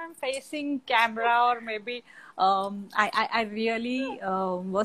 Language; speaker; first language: English; non-native, local second language; Marathi